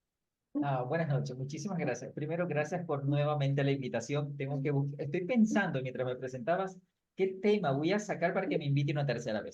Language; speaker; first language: Spanish; native; Spanish